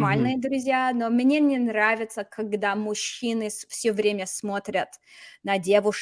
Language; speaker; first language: Russian; non-native, fluent; English